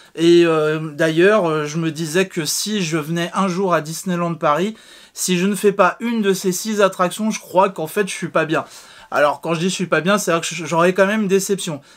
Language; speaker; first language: French; native; French